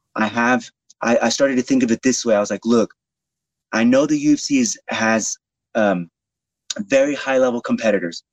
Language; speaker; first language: English; native; English